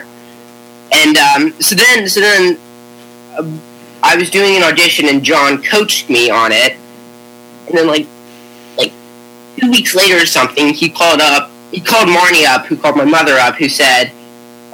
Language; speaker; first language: English; native; English